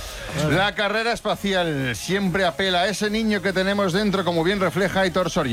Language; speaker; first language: Spanish; native; Spanish